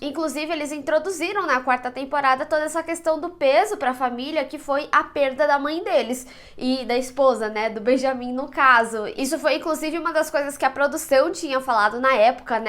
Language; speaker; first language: Portuguese; native; Portuguese